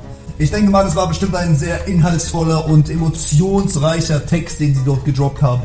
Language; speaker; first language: German; native; German